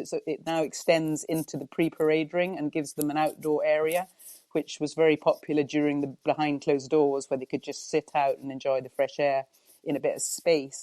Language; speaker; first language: English; native; English